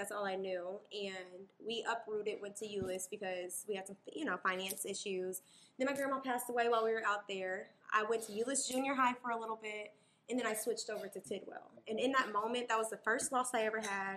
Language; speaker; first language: English; native; English